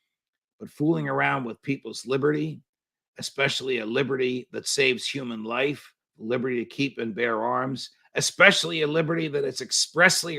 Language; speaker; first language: English; native; English